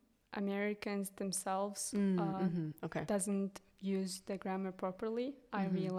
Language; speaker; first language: English; non-native, fluent; Kyrgyz